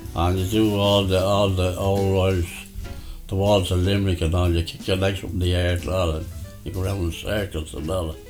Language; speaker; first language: English; native; English